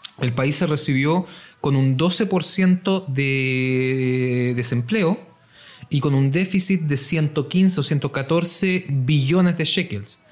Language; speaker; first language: Spanish; native; Spanish